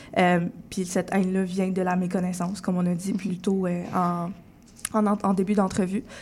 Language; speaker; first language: French; native; French